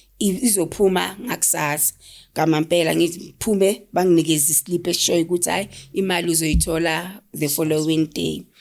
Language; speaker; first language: Zulu; native; Zulu